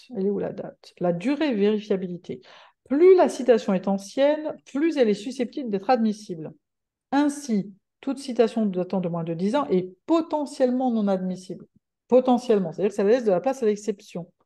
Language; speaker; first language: French; native; French